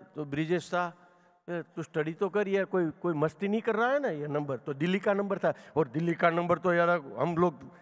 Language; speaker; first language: Hindi; non-native, local second language; Gujarati